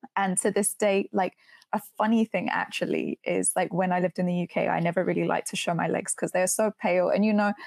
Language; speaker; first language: English; native; English